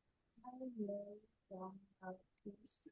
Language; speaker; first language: English; non-native, learner; Vietnamese